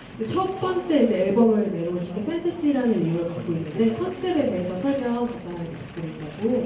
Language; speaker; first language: Korean; non-native, fluent; Thai